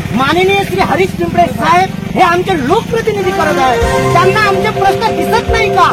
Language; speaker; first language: Marathi; non-native, local second language; Lambadi